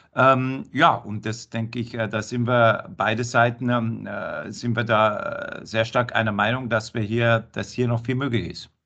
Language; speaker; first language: German; native; German